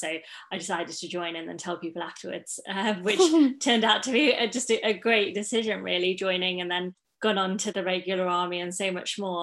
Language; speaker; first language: English; native; English